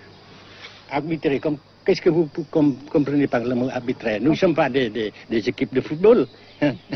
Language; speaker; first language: French; non-native, fluent; Vietnamese